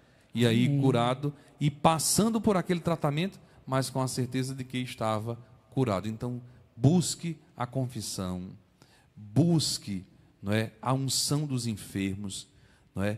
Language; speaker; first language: Portuguese; native; Portuguese